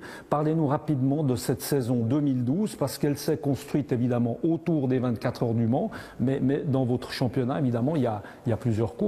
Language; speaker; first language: French; native; French